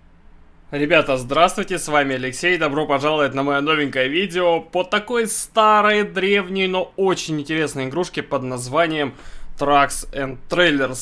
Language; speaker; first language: Russian; native; Russian